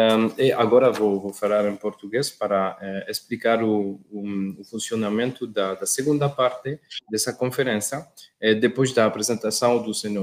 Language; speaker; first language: Portuguese; non-native, learner; Spanish